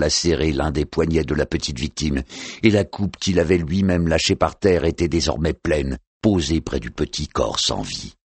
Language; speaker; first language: French; native; French